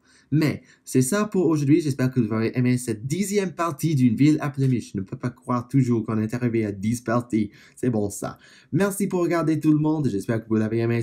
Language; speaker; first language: French; non-native, fluent; English